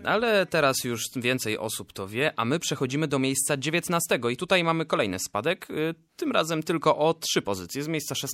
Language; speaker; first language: Polish; native; Polish